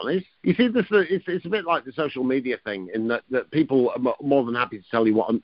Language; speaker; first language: English; native; English